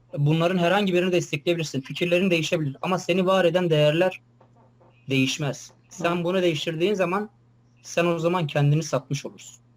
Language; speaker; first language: Turkish; non-native, local second language; Kurdish